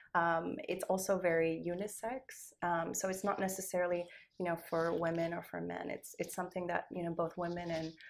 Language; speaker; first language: English; native; English